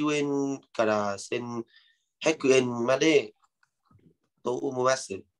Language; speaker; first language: Japanese; non-native, learner; Vietnamese